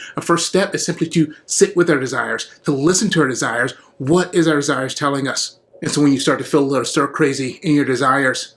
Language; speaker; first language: English; native; English